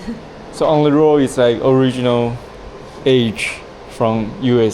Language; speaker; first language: English; non-native, learner; Chinese